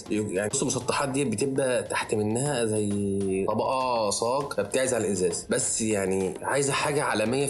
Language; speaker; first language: Arabic; native; Arabic